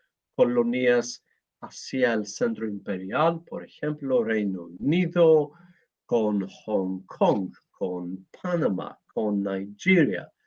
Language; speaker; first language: Spanish; non-native, learner; Greek